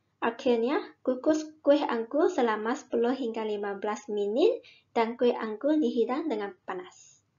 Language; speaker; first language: Malay; non-native, local second language; Min Nan Chinese